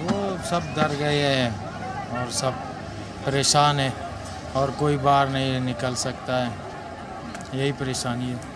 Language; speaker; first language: Hindi; non-native, fluent; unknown